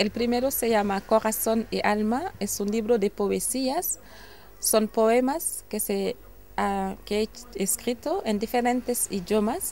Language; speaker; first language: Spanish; non-native, local second language; Wolof